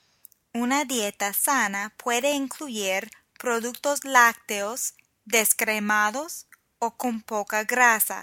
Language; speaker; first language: Spanish; non-native, fluent; English